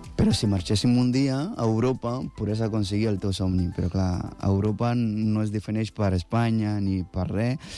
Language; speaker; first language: Catalan; non-native, fluent; Akan